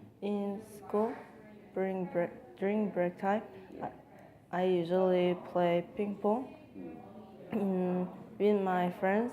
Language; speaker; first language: English; non-native, learner; Korean